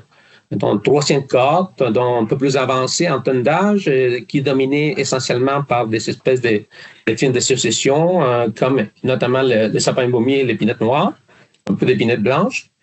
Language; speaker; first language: French; non-native, fluent; Spanish